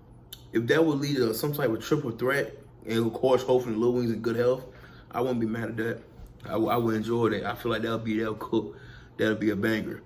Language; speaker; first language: English; native; English